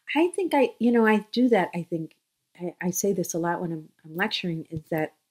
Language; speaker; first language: English; native; English